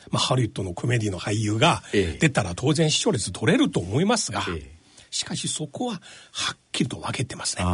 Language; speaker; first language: Japanese; non-native, fluent; Chinese